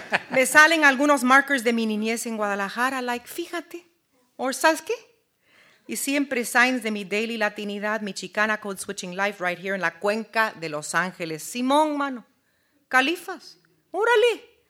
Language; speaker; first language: Spanish; native; Spanish